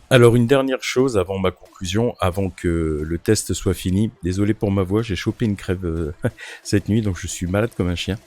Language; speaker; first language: French; native; French